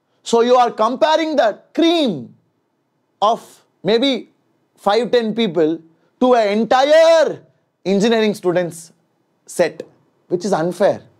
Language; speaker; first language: English; non-native, local second language; Tamil